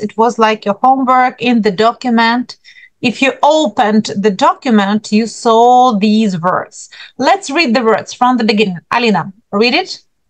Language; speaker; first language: English; non-native, fluent; Ukrainian